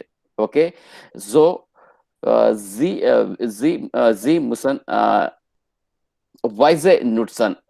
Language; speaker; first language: German; non-native, learner; Hindi